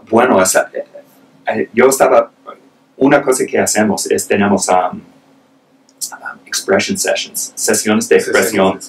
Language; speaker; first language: Spanish; non-native, fluent; English